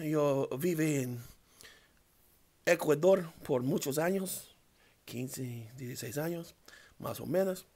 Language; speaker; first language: Spanish; non-native, learner; English